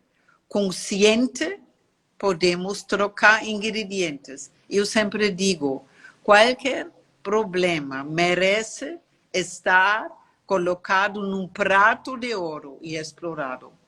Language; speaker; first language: Portuguese; non-native, learner; German